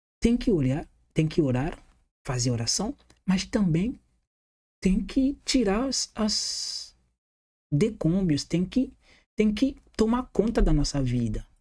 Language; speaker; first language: Portuguese; non-native, fluent; Haitian Creole